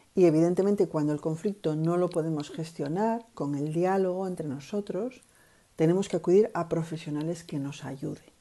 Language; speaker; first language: Spanish; native; Spanish